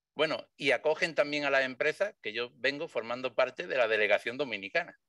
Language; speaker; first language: Spanish; native; Spanish